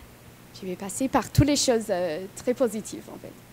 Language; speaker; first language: French; non-native, fluent; English